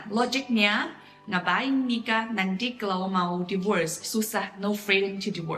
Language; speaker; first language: Indonesian; non-native, fluent; Chinese